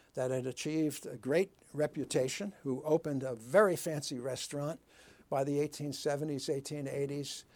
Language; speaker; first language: English; early bilingual, other home language; Italian